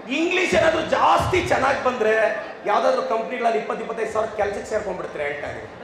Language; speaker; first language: Kannada; non-native, local second language; Telugu